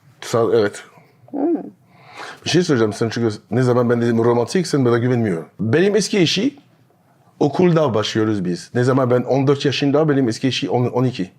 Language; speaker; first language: Turkish; non-native, learner; French